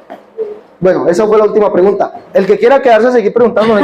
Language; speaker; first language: Spanish; native; Spanish